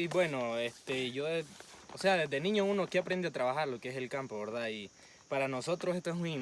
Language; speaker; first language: Spanish; native; Spanish